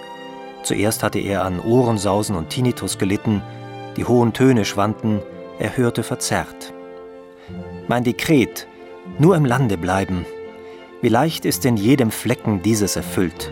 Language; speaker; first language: German; native; German